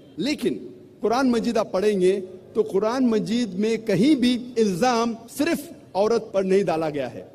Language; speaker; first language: Urdu; non-native, local second language; Konkani